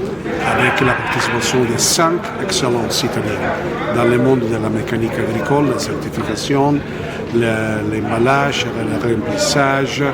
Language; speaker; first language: French; non-native, fluent; Italian